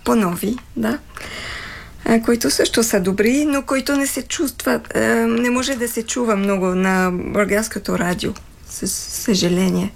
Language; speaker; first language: Bulgarian; non-native, fluent; French